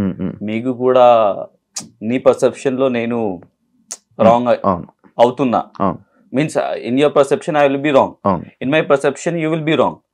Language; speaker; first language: Telugu; non-native, learner; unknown